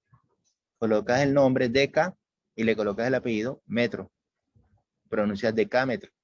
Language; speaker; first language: Spanish; native; Spanish